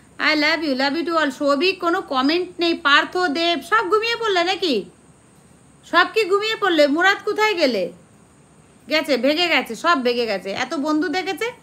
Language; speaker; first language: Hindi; non-native, local second language; Bangla